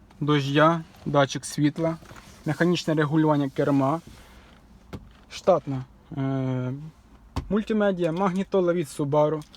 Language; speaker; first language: Ukrainian; native; Ukrainian